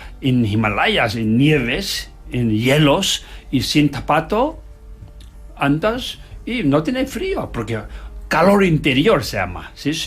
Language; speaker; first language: Spanish; non-native, learner; Tibetan